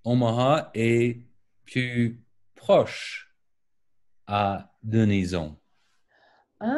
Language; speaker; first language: French; non-native, learner; English